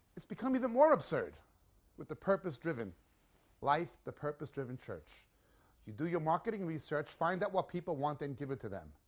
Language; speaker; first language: English; native; English